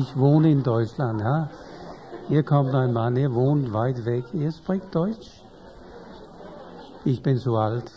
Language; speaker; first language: German; non-native, fluent; English